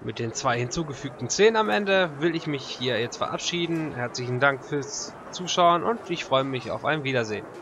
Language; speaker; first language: German; native; German